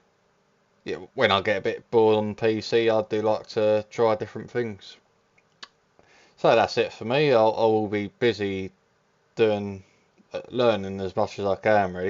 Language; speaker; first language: English; native; English